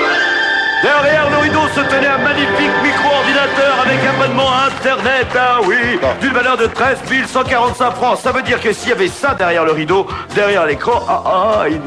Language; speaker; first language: French; native; French